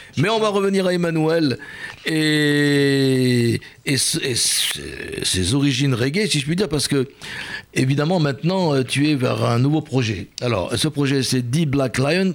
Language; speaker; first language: French; native; French